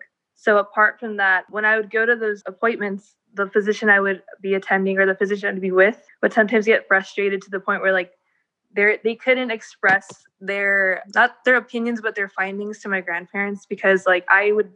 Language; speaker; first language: English; native; English